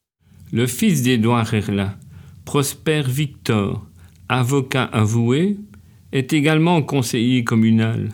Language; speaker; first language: French; native; French